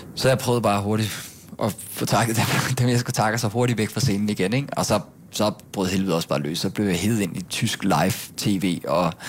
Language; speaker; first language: Danish; native; Danish